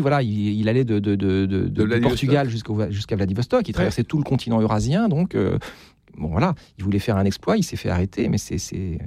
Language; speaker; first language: French; native; French